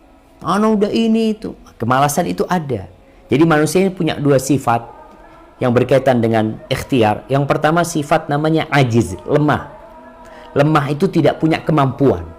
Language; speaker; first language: Indonesian; native; Indonesian